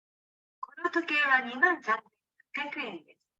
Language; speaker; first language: Japanese; non-native, fluent; Indonesian